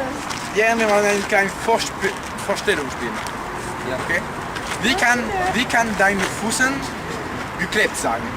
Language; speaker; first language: German; non-native, learner; French